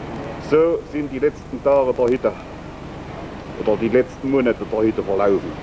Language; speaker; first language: German; native; German